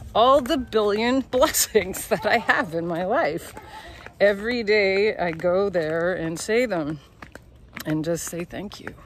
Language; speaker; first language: English; native; English